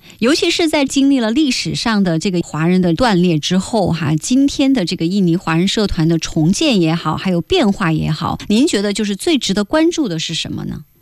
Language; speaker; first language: Chinese; native; Chinese